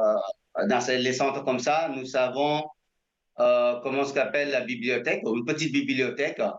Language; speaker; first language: French; non-native, fluent; Indonesian